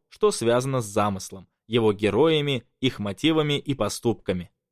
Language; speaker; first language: Russian; native; Russian